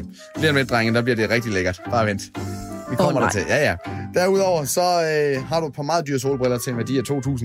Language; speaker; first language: Danish; native; Danish